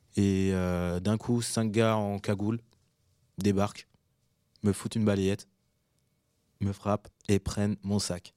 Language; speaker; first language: French; early bilingual, other home language; Arabic